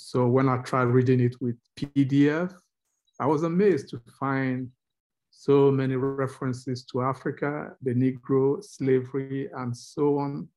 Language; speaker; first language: English; non-native, local second language; Igbo